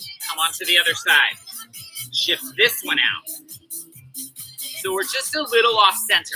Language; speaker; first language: English; native; English